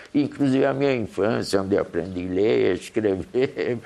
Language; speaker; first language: Portuguese; early bilingual, other home language; Hungarian